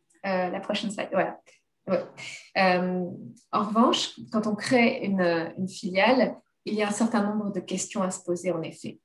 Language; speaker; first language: French; native; French